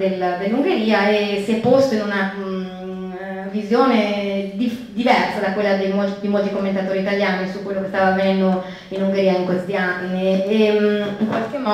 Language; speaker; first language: Italian; native; Italian